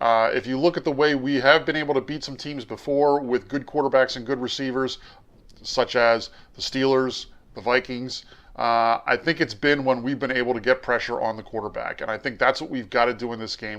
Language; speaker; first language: English; native; English